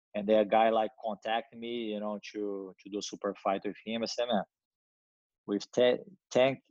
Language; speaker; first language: English; non-native, learner; Portuguese